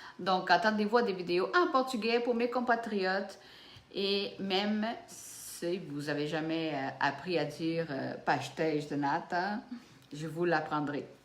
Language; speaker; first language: French; early bilingual, other home language; Portuguese